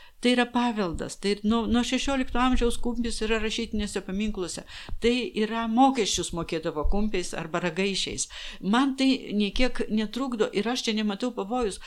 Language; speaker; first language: Lithuanian; non-native, local second language; Polish